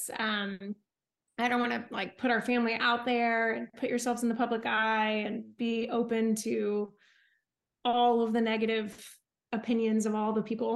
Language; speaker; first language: English; native; English